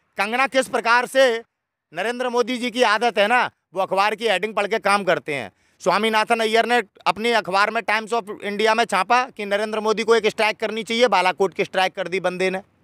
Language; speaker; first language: Hindi; native; Hindi